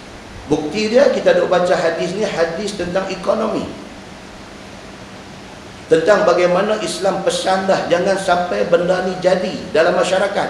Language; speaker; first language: Malay; native; Malay